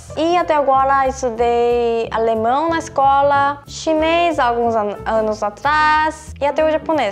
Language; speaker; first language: Portuguese; non-native, fluent; Korean